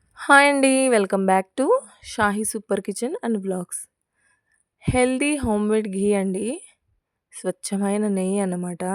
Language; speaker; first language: Telugu; non-native, local second language; Urdu